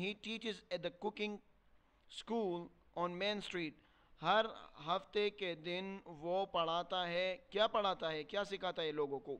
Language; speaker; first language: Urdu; non-native, local second language; Pashto